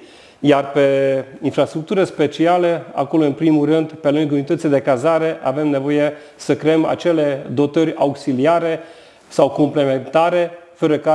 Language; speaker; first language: Romanian; non-native, local second language; Hungarian